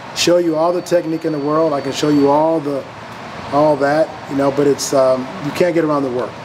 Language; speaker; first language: English; native; English